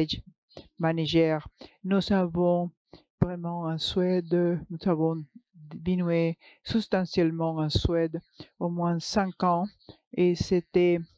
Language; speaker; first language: French; non-native, fluent; English